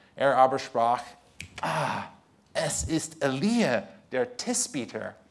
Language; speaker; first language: German; non-native, fluent; English